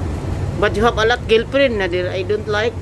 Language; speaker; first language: English; non-native, learner; Cebuano